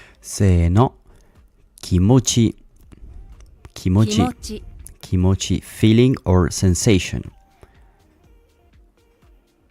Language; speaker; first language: Japanese; non-native, learner; English